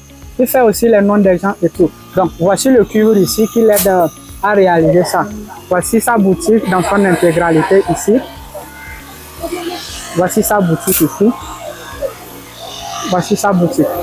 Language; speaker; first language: French; non-native, fluent; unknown